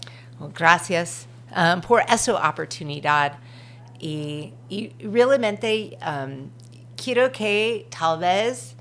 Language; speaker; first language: Spanish; non-native, fluent; English